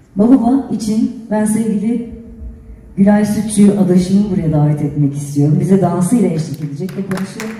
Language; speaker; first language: Turkish; native; Turkish